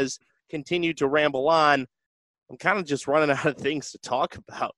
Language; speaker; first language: English; native; English